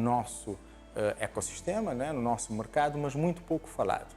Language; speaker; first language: Portuguese; non-native, local second language; Kabuverdianu